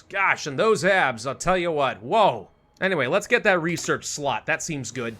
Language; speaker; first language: English; native; English